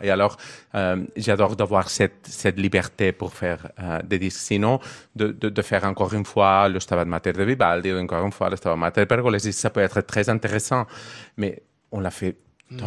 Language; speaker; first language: French; non-native, learner; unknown